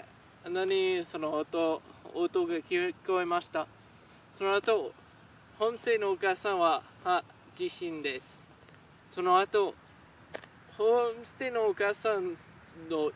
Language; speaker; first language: Japanese; non-native, learner; French